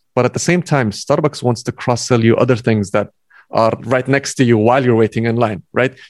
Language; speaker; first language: English; non-native, fluent; Arabic